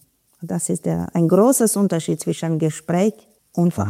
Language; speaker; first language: German; non-native, fluent; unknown